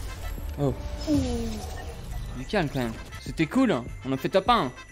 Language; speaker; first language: French; native; French